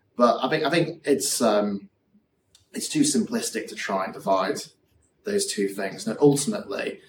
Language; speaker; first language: English; native; English